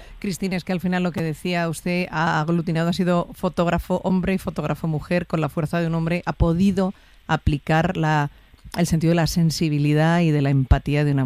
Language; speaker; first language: Spanish; native; Spanish